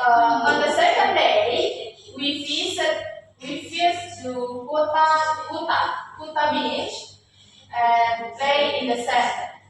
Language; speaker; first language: English; non-native, learner; Indonesian